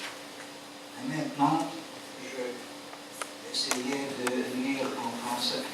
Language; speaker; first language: French; non-native, learner; Bulgarian